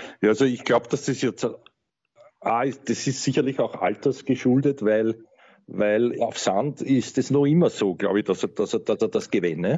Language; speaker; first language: German; native; German